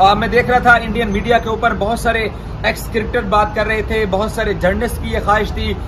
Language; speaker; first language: Urdu; native; Urdu